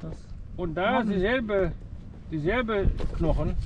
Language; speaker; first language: German; non-native, learner; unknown